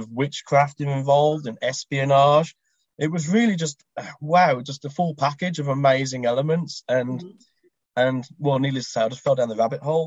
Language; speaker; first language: English; native; English